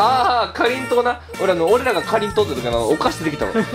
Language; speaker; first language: Japanese; native; Japanese